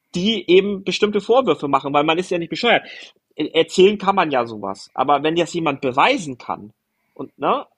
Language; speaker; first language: German; native; German